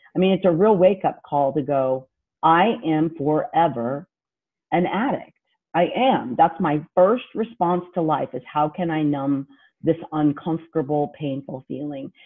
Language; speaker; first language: English; native; English